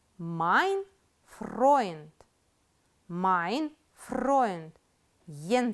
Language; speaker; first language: German; non-native, fluent; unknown